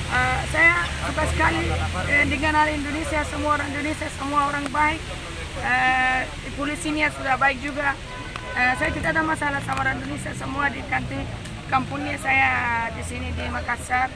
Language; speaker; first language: Indonesian; non-native, learner; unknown